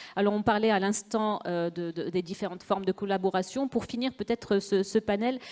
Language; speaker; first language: French; non-native, local second language; Arabic